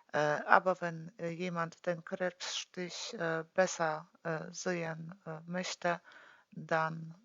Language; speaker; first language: German; non-native, fluent; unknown